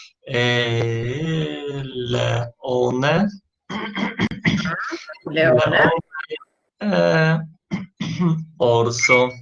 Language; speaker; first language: Italian; non-native, learner; Polish